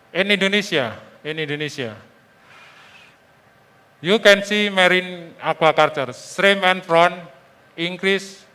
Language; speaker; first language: English; non-native, fluent; Indonesian